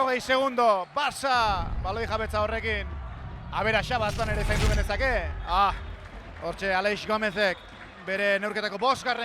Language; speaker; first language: Basque; native; Basque